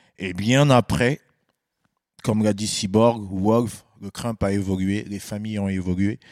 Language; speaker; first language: French; early bilingual, other home language; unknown